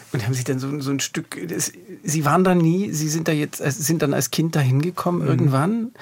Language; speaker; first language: German; native; German